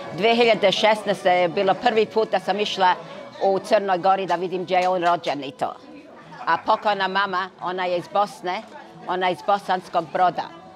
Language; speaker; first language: Serbian; early bilingual, heritage; Serbian